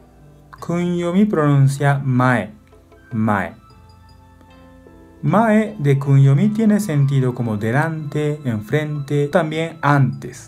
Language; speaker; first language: Spanish; non-native, fluent; Japanese